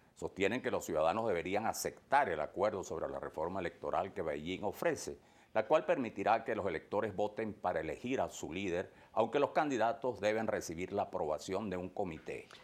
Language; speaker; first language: Spanish; native; Spanish